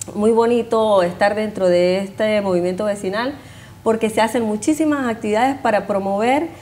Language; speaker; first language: Spanish; native; Spanish